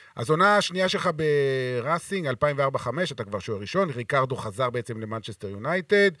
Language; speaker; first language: Hebrew; native; Hebrew